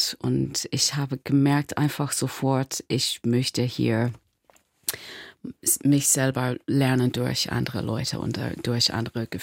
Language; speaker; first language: German; non-native, learner; English